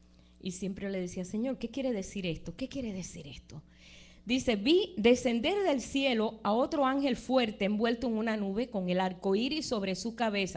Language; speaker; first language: Spanish; native; Spanish